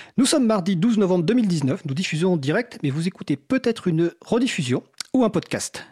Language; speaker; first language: French; native; French